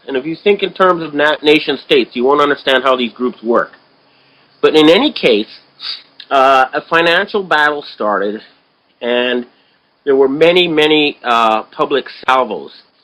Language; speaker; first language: English; native; English